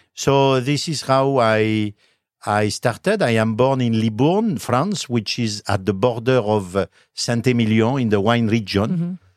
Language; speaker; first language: English; non-native, fluent; French